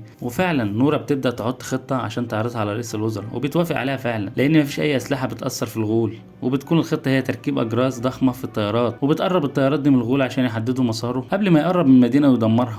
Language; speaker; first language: Arabic; native; Arabic